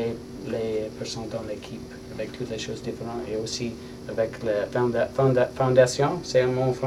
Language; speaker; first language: French; non-native, learner; English